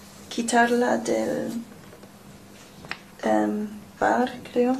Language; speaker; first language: Spanish; non-native, learner; English